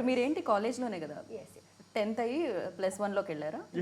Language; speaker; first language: Telugu; native; Telugu